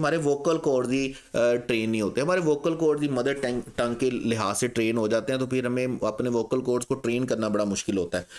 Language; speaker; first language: Urdu; non-native, local second language; Punjabi